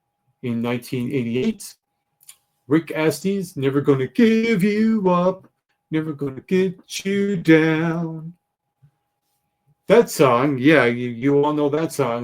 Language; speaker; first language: English; native; English